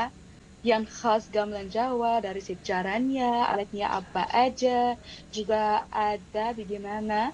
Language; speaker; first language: Indonesian; non-native, fluent; Arabic